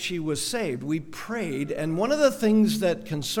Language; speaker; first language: English; native; English